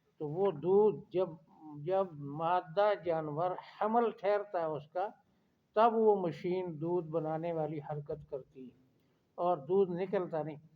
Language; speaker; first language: Urdu; non-native, local second language; Punjabi